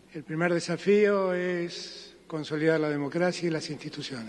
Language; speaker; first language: Spanish; native; Spanish